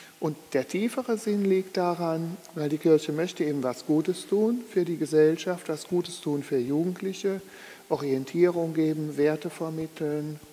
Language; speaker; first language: German; native; German